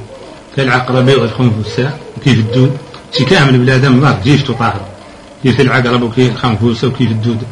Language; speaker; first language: Arabic; native; Arabic